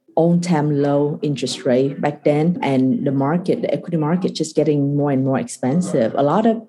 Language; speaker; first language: English; non-native, fluent; Vietnamese